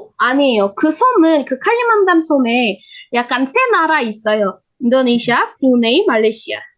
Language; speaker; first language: Korean; non-native, learner; Indonesian